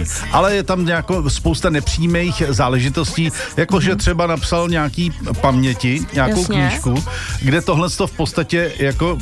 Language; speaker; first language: Czech; native; Czech